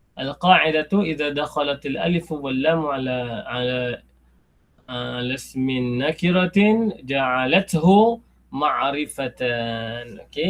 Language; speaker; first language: Arabic; non-native, fluent; Malay